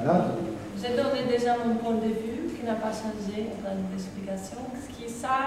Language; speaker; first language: French; non-native, fluent; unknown